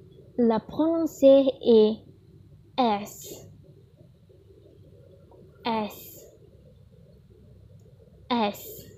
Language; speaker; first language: French; non-native, learner; Indonesian